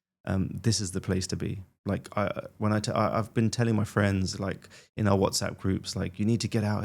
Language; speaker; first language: English; native; English